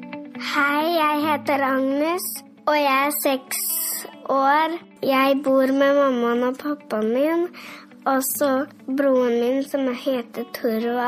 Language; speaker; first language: Norwegian; early bilingual, heritage; Norwegian